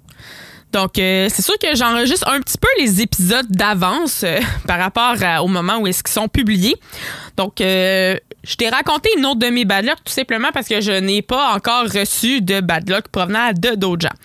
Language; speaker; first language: French; native; French